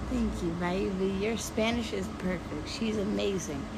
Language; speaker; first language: English; native; English